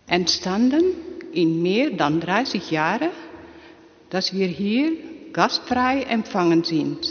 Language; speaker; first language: German; non-native, learner; Dutch